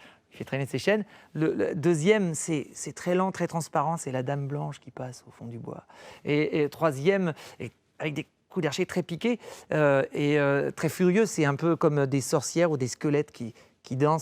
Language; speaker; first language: French; native; French